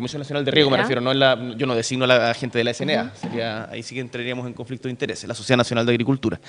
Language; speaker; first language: Spanish; native; Spanish